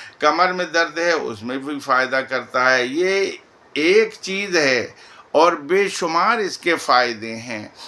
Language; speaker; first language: Urdu; native; Urdu